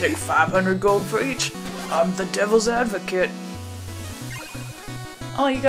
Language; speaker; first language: English; native; English